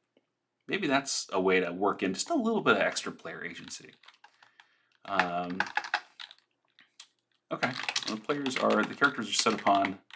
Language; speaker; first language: English; native; English